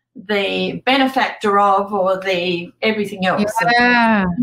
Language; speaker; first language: English; native; English